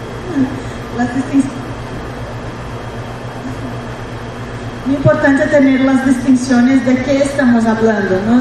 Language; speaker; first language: Spanish; non-native, fluent; Portuguese